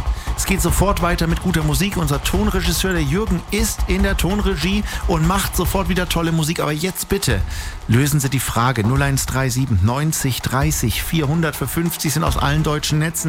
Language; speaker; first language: German; native; German